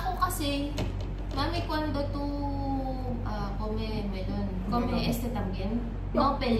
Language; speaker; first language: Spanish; non-native, learner; Filipino